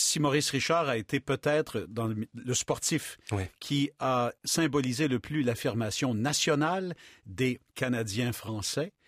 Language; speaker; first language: French; native; French